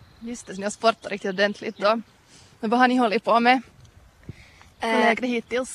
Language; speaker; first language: Swedish; native; Swedish